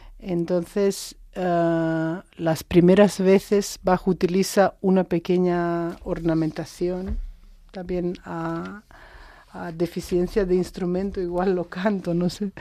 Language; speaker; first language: Spanish; non-native, fluent; Macedonian